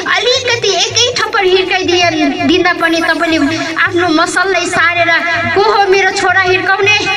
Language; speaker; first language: Nepali; non-native, local second language; Limbu